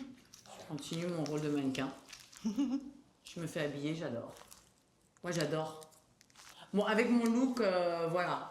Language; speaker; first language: French; native; French